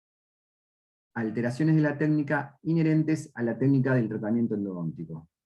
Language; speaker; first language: Spanish; native; Spanish